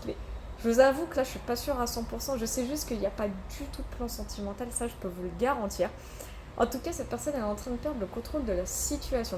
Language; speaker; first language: French; native; French